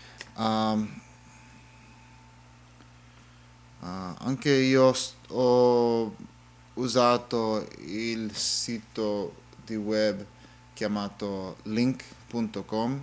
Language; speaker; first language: Italian; non-native, learner; English